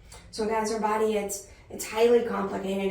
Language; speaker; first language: English; native; English